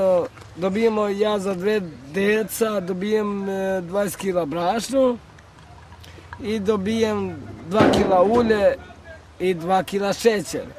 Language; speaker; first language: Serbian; non-native, local second language; Romany